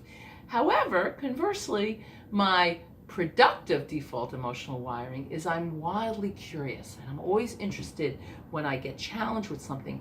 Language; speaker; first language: English; native; English